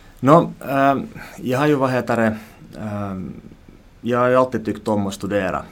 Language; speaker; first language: Swedish; native; Swedish